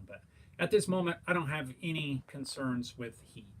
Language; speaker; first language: English; native; English